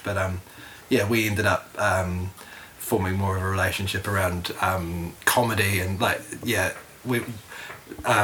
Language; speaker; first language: English; native; English